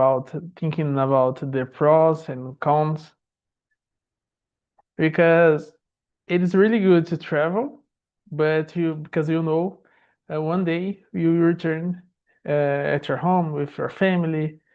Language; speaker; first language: English; non-native, learner; Portuguese